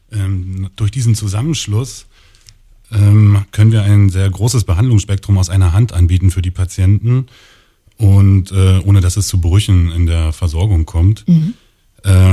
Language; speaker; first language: German; native; German